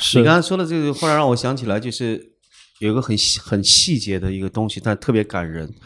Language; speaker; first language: Chinese; non-native, local second language; Min Nan Chinese